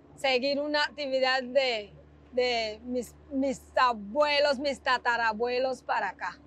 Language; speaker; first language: Spanish; non-native, local second language; English